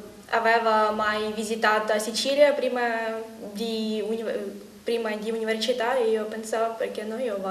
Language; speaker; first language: Italian; non-native, learner; Ukrainian